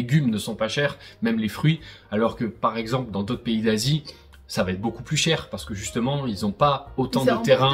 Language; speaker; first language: French; native; French